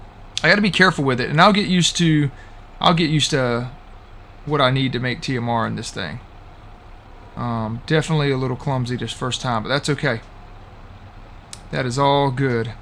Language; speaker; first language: English; native; English